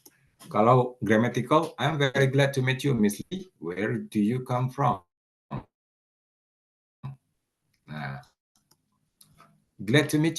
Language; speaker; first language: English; non-native, fluent; Indonesian